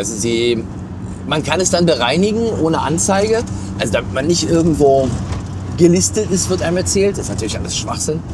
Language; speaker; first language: German; native; German